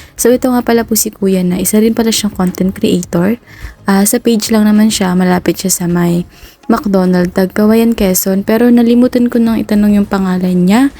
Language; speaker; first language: Filipino; native; Filipino